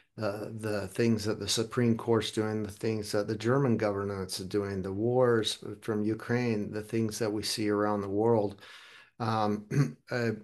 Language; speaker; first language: English; early bilingual, other home language; German